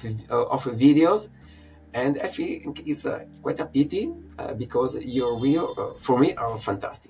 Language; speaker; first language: English; non-native, fluent; Italian